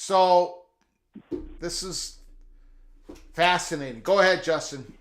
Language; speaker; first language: English; native; English